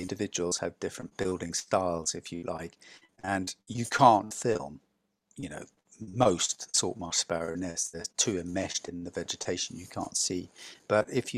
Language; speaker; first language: English; native; English